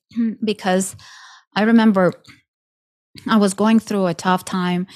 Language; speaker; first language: English; non-native, fluent; Ukrainian